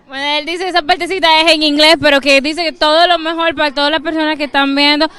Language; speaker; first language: Spanish; native; Spanish